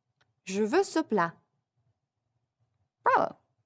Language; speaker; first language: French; non-native, fluent; English